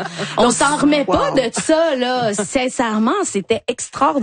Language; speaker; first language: French; native; French